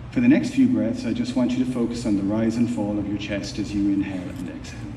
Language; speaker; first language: English; native; English